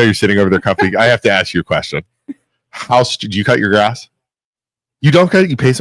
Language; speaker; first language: English; native; English